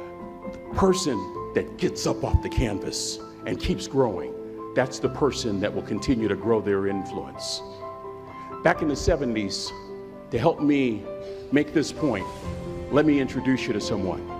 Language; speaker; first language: English; native; English